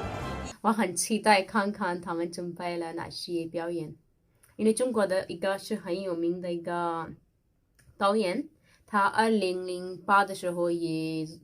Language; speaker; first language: Chinese; non-native, fluent; Urdu